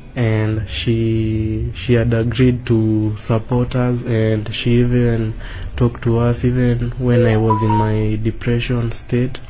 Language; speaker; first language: English; non-native, local second language; Kikuyu